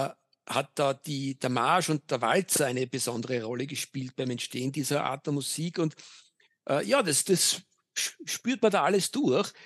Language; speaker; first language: German; native; German